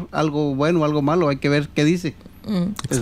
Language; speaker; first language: Spanish; native; Spanish